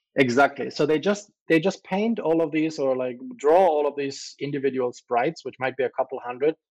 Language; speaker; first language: English; non-native, fluent; German